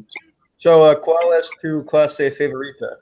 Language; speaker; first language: Spanish; non-native, learner; English